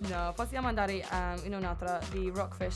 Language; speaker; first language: Italian; non-native, learner; English